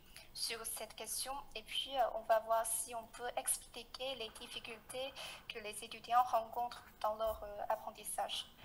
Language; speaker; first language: French; non-native, fluent; Chinese